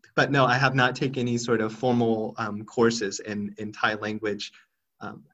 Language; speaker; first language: English; native; English